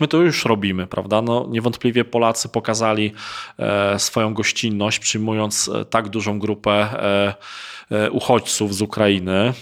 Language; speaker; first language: Polish; native; Polish